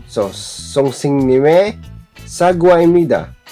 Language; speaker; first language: Korean; non-native, learner; Filipino